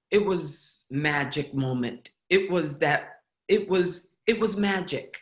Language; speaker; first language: English; native; English